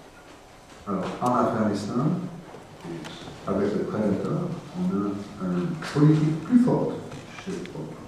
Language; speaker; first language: French; non-native, fluent; English